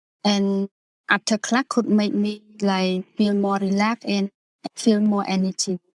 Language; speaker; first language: English; non-native, learner; Khmer